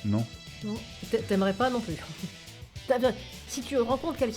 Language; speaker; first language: French; native; French